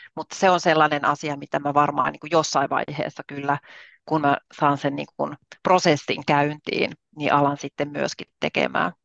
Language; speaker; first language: Finnish; native; Finnish